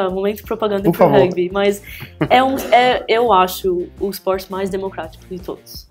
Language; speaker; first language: Portuguese; early bilingual, heritage; English